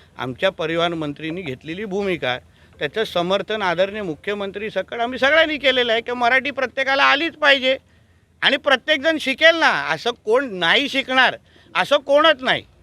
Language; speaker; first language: Marathi; native; Marathi